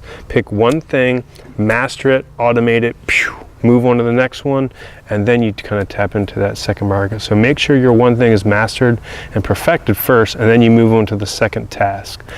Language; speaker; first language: English; native; English